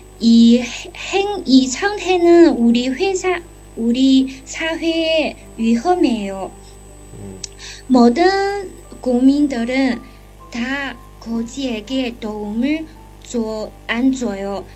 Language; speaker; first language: Korean; non-native, learner; Chinese